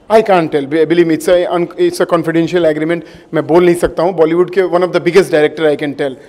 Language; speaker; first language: Hindi; native; Hindi